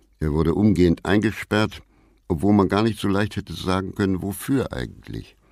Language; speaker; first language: German; native; German